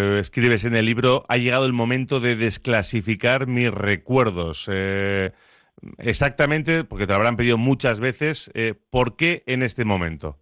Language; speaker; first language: Spanish; native; Spanish